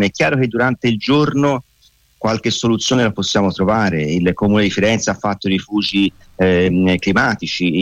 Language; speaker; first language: Italian; native; Italian